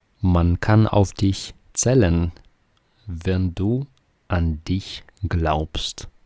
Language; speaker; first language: German; non-native, fluent; Ukrainian